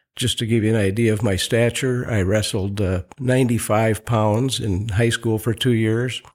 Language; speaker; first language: English; native; English